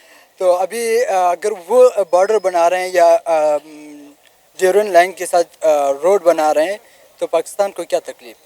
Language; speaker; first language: Hindi; non-native, local second language; Pashto